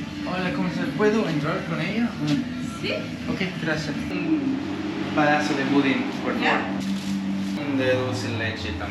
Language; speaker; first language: Spanish; non-native, learner; English